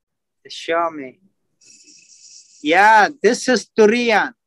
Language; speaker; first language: English; non-native, learner; Turkish